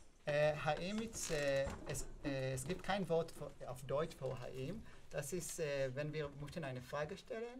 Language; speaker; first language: German; non-native, learner; Hebrew